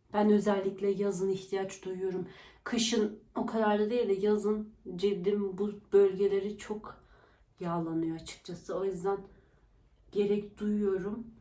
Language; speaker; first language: Turkish; early bilingual, heritage; Turkish